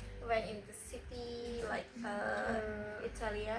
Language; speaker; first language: English; non-native, learner; Indonesian